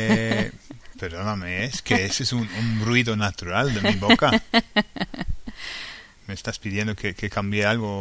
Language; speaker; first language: Spanish; non-native, fluent; English